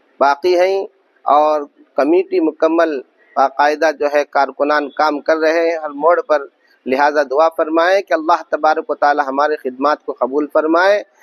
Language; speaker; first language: Urdu; native; Urdu